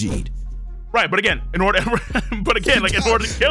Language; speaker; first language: English; native; English